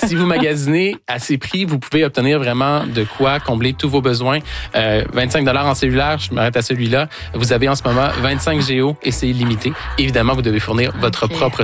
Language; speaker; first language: French; native; French